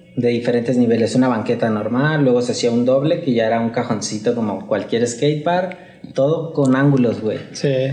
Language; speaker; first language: Spanish; native; Spanish